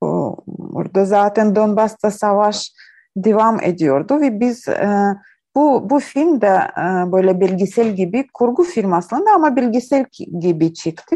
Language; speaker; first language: Turkish; non-native, learner; Ukrainian